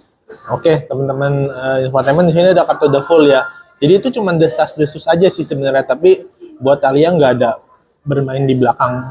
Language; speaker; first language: Indonesian; native; Indonesian